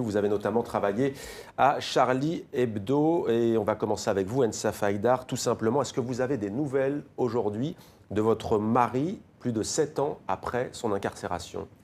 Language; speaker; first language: French; native; French